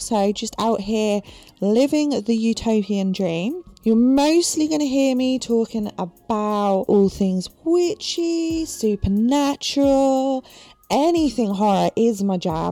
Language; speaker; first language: English; native; English